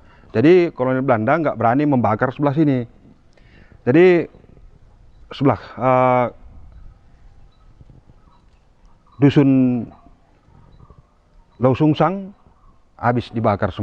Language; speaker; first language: Indonesian; non-native, local second language; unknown